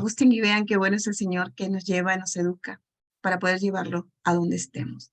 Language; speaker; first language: Spanish; native; Spanish